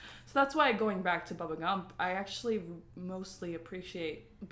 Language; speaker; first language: English; early bilingual, other home language; Spanish